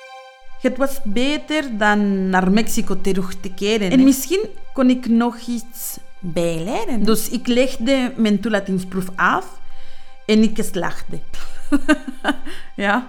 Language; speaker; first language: Dutch; non-native, fluent; Spanish